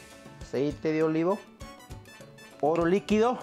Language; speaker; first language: Spanish; native; Spanish